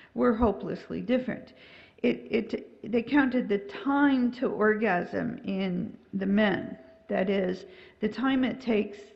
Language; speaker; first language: English; native; English